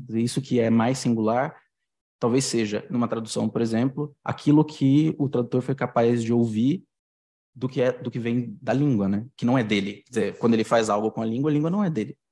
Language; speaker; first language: Portuguese; native; Portuguese